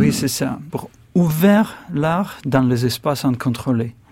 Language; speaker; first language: French; non-native, fluent; Russian